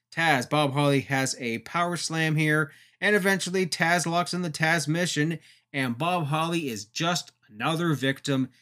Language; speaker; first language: English; native; English